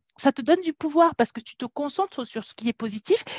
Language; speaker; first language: French; native; French